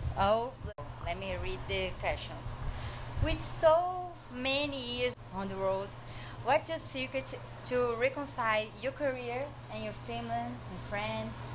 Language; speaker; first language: English; non-native, learner; Portuguese